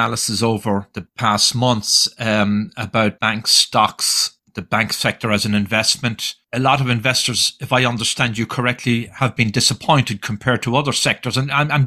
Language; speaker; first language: English; native; English